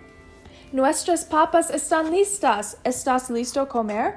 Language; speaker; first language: Spanish; non-native, learner; English